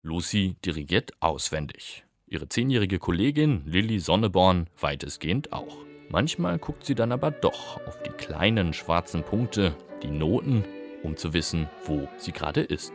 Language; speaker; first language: German; native; German